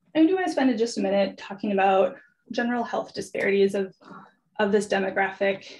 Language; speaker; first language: English; native; English